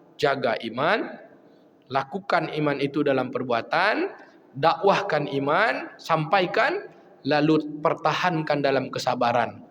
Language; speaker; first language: Malay; non-native, local second language; Minangkabau